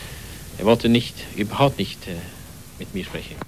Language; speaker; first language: German; non-native, fluent; Norwegian